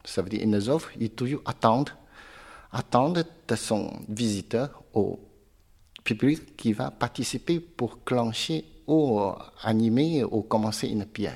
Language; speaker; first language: French; non-native, learner; Chinese